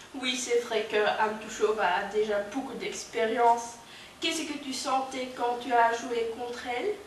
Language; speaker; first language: French; non-native, learner; Dutch